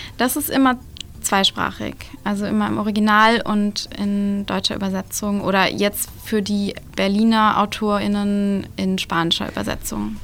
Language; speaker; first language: German; native; German